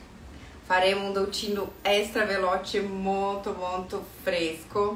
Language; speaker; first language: Italian; non-native, fluent; Portuguese